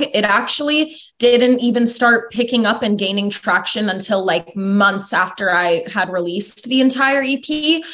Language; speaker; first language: English; native; English